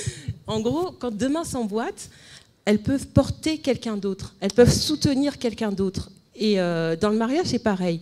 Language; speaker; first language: French; native; French